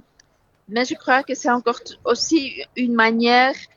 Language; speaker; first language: French; non-native, fluent; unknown